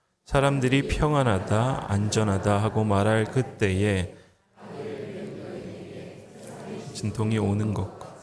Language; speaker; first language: Korean; native; Korean